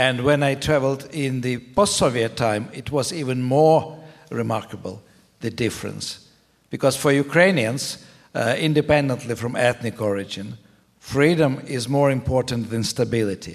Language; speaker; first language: English; non-native, fluent; Ukrainian